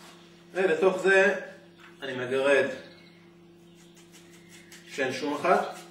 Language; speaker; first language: Hebrew; native; Hebrew